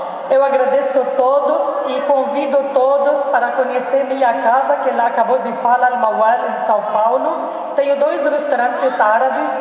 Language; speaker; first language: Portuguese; non-native, learner; Arabic